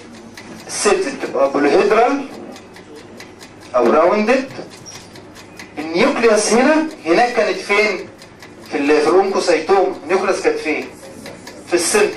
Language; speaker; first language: Arabic; native; Arabic